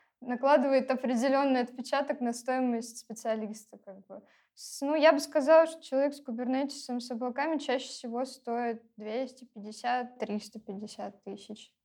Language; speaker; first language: Russian; native; Russian